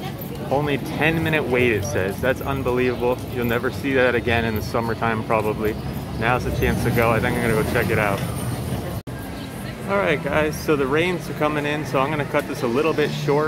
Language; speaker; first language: English; native; English